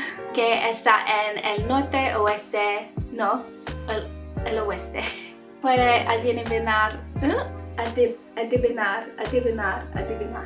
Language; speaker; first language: Spanish; non-native, learner; English